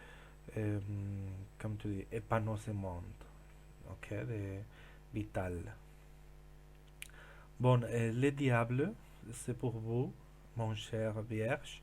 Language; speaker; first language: French; non-native, learner; Spanish